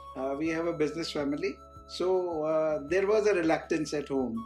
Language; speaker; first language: English; non-native, local second language; Hindi